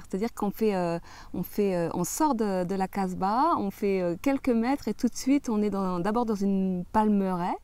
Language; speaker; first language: French; native; French